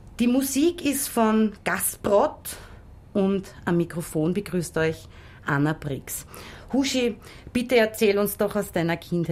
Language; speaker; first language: German; native; German